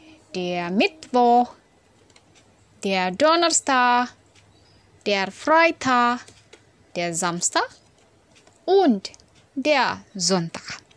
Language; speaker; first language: German; non-native, fluent; Indonesian